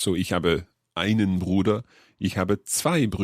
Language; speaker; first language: German; non-native, learner; English